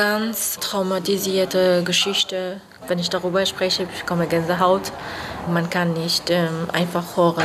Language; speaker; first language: German; non-native, fluent; Persian